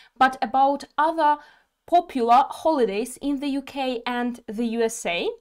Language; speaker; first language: English; non-native, fluent; Ukrainian